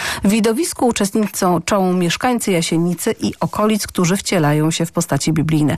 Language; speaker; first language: Polish; native; Polish